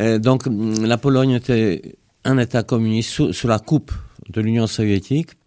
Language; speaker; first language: French; non-native, fluent; Polish